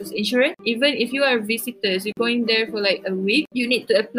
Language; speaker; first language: English; non-native, local second language; Malay